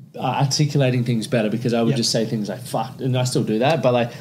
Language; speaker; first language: English; native; English